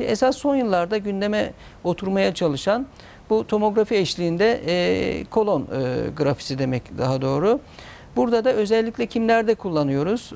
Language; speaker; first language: Turkish; native; Turkish